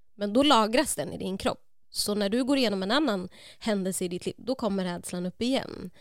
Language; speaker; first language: Swedish; native; Swedish